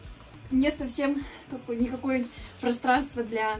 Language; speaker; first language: Russian; native; Russian